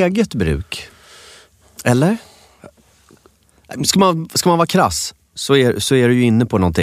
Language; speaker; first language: Swedish; native; Swedish